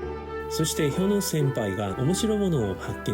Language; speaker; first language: Japanese; non-native, learner; Korean